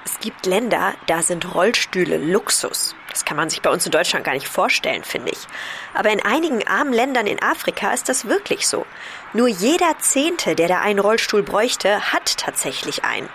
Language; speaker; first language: German; native; German